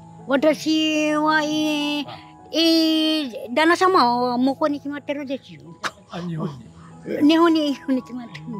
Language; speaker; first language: Japanese; non-native, learner; Filipino